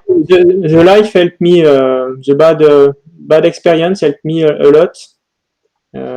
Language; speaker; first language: English; non-native, learner; French